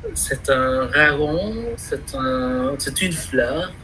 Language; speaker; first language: French; non-native, fluent; Vietnamese